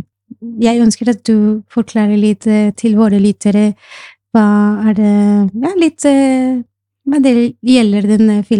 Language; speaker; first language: Norwegian; non-native, fluent; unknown